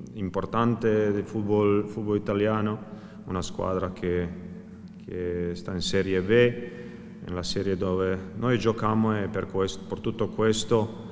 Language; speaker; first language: Italian; non-native, fluent; Croatian